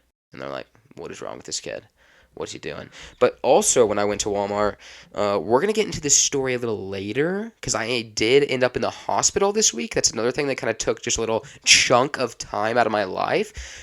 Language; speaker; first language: English; native; English